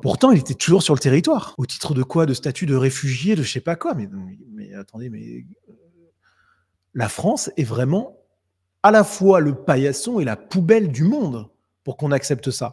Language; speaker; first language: French; native; French